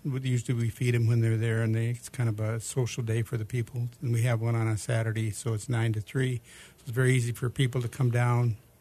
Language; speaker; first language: English; native; English